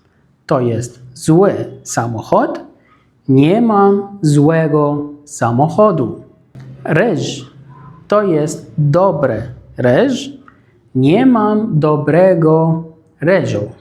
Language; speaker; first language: Polish; non-native, fluent; Arabic